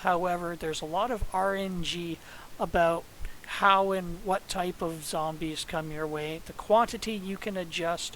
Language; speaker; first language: English; native; English